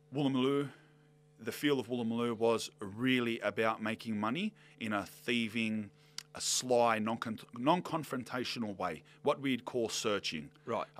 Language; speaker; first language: English; native; English